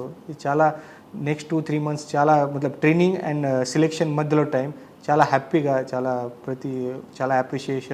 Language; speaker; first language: Telugu; non-native, fluent; Marathi